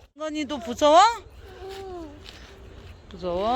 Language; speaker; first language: Korean; non-native, fluent; Thai